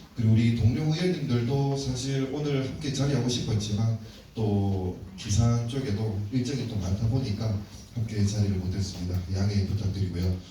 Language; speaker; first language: Korean; native; Korean